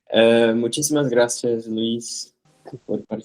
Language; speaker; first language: Spanish; non-native, fluent; Portuguese